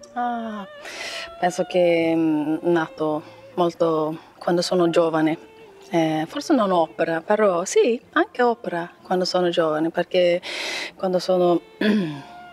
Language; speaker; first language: Italian; non-native, learner; Swedish